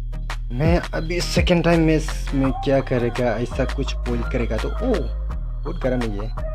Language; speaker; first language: Hindi; non-native, local second language; Bodo